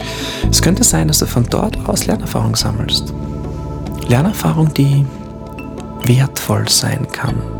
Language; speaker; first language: German; native; German